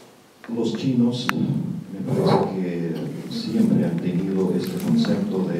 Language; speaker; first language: Spanish; non-native, fluent; Russian